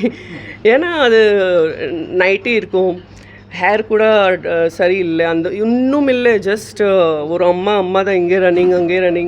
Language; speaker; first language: Tamil; non-native, fluent; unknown